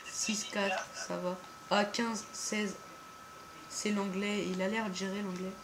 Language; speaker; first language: French; native; French